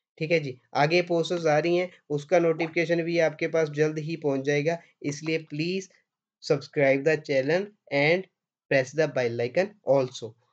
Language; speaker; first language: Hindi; non-native, local second language; Punjabi